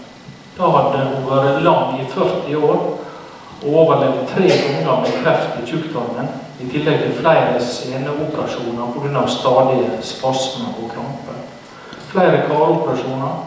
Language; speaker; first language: Norwegian; native; Norwegian